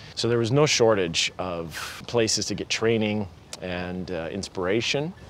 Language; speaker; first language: English; native; English